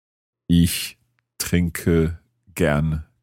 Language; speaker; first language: German; non-native, learner; English